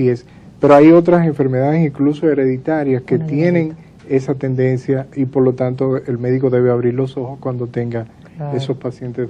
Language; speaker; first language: Spanish; native; Spanish